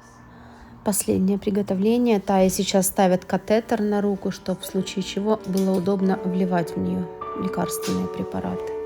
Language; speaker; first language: Russian; native; Russian